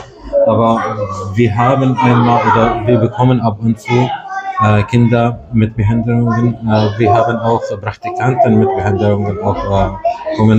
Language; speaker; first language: German; non-native, fluent; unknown